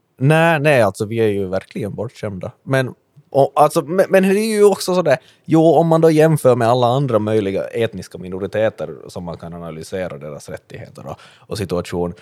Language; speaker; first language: Swedish; native; Swedish